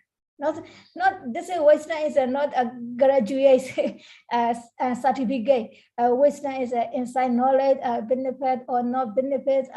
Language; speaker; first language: English; non-native, learner; Burmese